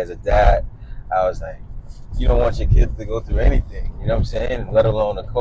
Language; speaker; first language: English; native; English